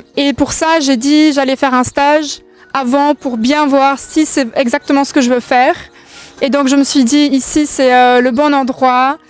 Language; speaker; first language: French; early bilingual, other home language; German